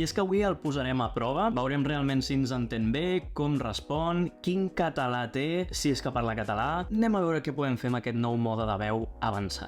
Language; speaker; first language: Catalan; native; Catalan